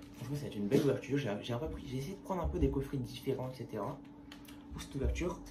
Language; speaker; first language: French; native; French